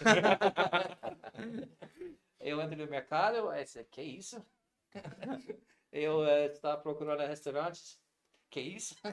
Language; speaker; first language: Portuguese; non-native, learner; English